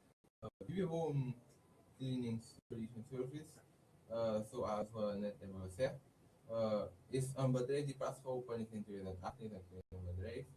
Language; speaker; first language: Dutch; non-native, learner; Haitian Creole